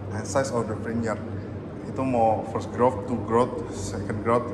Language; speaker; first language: English; non-native, learner; Indonesian